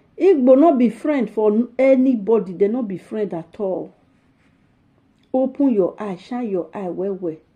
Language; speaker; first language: Nigerian Pidgin; non-native, local second language; Bini